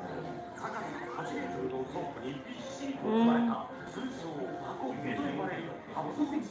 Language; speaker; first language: Japanese; native; Japanese